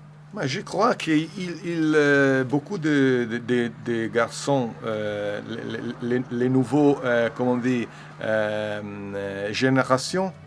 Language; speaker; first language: French; non-native, learner; Italian